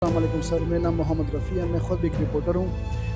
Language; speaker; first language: Hindi; non-native, fluent; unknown